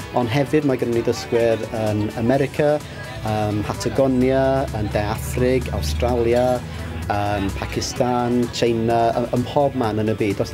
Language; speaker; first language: Welsh; non-native, local second language; English